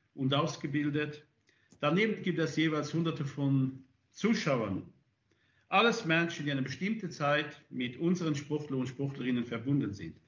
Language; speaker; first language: German; native; German